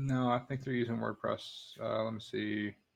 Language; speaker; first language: English; native; English